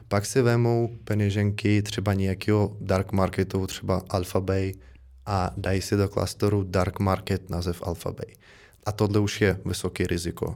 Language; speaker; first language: Czech; non-native, fluent; Russian